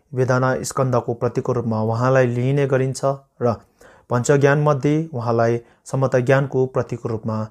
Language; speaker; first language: Nepali; non-native, local second language; Sherpa